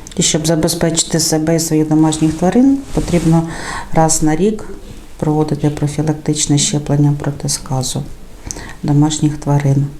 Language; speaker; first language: Ukrainian; native; Ukrainian